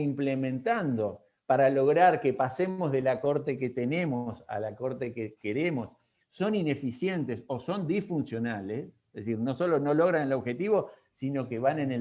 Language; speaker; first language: Spanish; native; Spanish